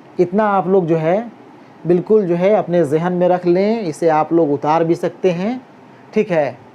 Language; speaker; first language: Hindi; native; Hindi